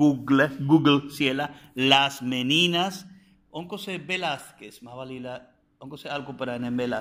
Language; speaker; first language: Finnish; non-native, fluent; Spanish